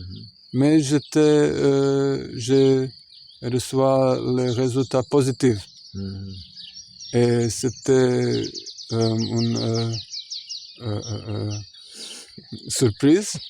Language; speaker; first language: French; non-native, fluent; Croatian